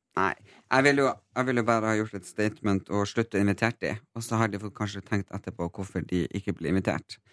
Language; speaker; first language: Norwegian; native; Norwegian